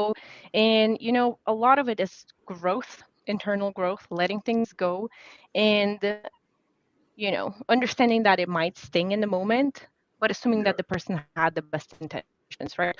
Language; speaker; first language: English; non-native, fluent; Polish